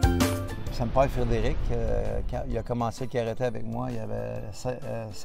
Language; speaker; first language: French; native; French